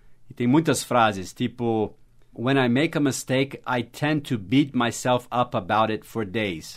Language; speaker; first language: English; native; English